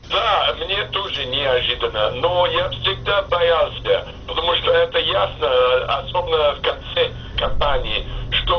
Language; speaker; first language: Russian; non-native, fluent; English